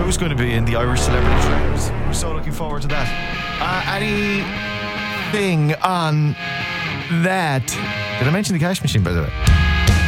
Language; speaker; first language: English; native; English